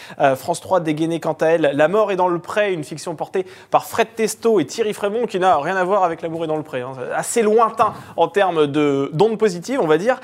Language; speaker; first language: French; native; French